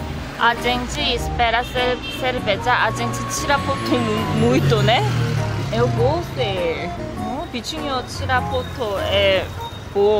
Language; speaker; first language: Portuguese; non-native, learner; Korean